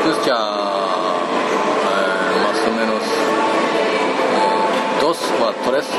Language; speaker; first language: Spanish; non-native, learner; Japanese